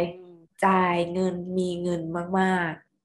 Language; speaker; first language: Thai; native; Thai